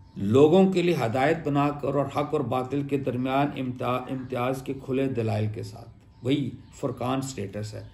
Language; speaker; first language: Urdu; native; Urdu